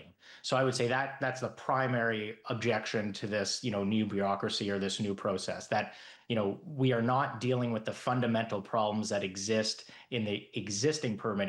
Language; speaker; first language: English; native; English